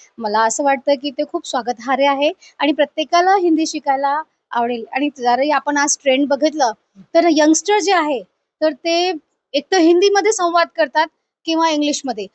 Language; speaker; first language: Marathi; native; Marathi